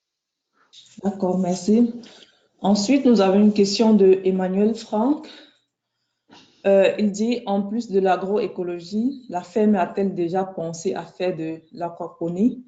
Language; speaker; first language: French; native; French